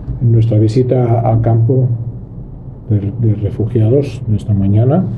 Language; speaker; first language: Spanish; native; Spanish